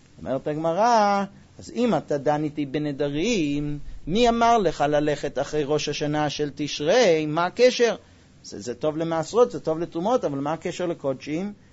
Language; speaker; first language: Hebrew; non-native, fluent; English